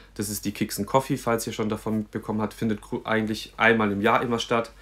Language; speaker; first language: German; native; German